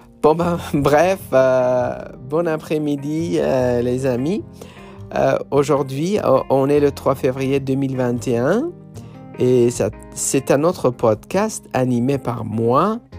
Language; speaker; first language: French; non-native, fluent; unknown